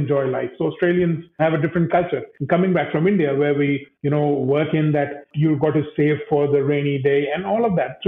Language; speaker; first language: English; non-native, local second language; Hindi